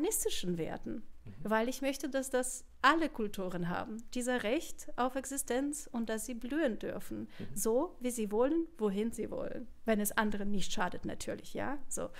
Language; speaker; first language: German; non-native, fluent; Russian